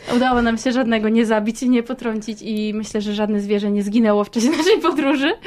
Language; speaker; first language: Polish; native; Polish